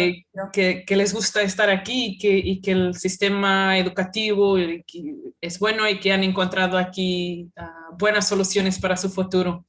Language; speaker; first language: Spanish; non-native, fluent; Portuguese